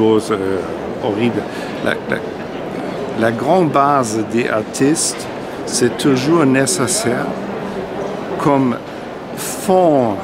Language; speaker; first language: French; non-native, fluent; German